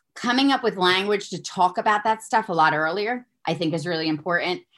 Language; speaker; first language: English; native; English